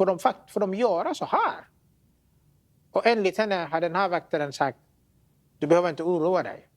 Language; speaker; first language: Swedish; non-native, fluent; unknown